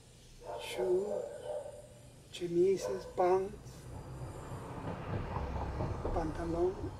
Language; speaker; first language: French; non-native, learner; Spanish